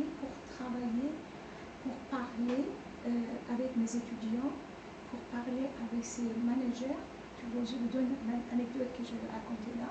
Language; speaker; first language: French; non-native, fluent; Persian